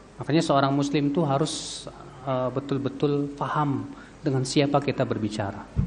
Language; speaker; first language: Indonesian; native; Indonesian